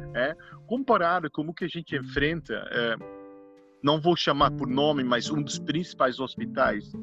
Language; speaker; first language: Portuguese; non-native, fluent; Dutch